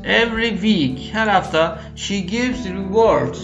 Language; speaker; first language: English; non-native, fluent; Turkish